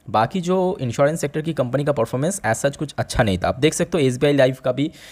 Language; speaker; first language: Hindi; native; Hindi